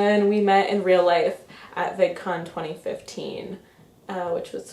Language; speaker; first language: English; native; English